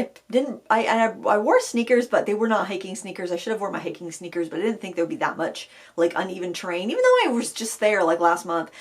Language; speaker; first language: English; native; English